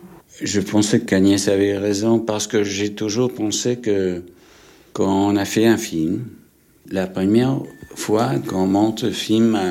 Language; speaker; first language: French; non-native, fluent; English